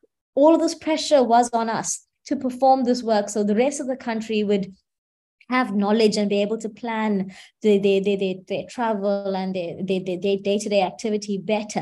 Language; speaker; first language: English; native; English